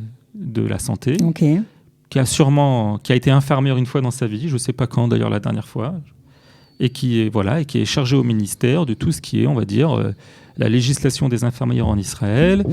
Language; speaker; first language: French; native; French